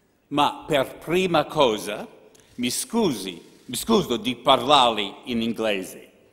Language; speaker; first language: Italian; non-native, learner; English